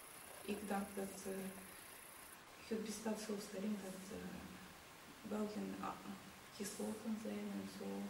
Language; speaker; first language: Dutch; non-native, learner; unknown